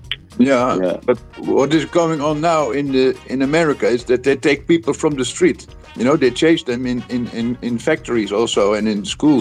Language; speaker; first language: English; non-native, fluent; Dutch